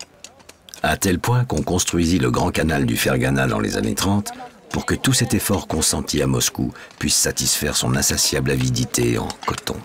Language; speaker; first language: French; native; French